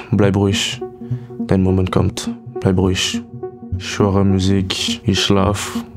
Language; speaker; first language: German; non-native, learner; French